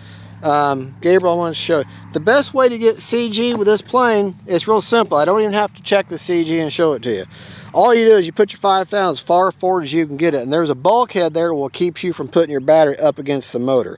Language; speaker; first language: English; native; English